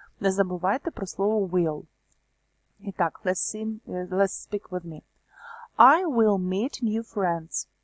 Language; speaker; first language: Ukrainian; native; Ukrainian